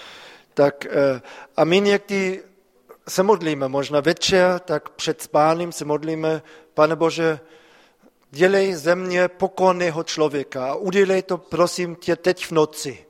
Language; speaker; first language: Czech; non-native, fluent; German